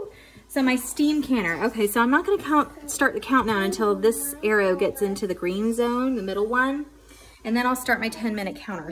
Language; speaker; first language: English; native; English